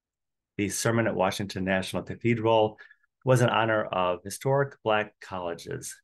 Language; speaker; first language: English; native; English